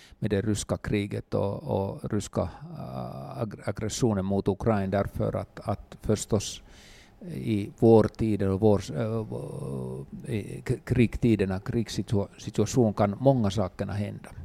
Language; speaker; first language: Swedish; non-native, local second language; Finnish